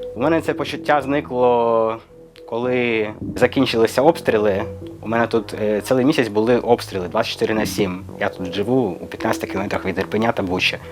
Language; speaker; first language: Ukrainian; native; Ukrainian